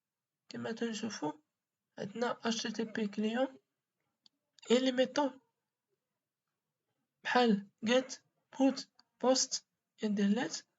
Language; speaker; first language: French; non-native, local second language; Arabic